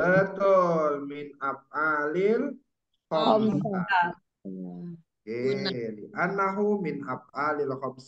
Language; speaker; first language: Arabic; non-native, fluent; Indonesian